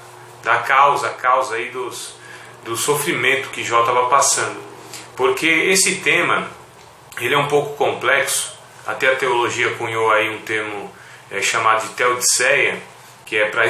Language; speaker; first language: Portuguese; native; Portuguese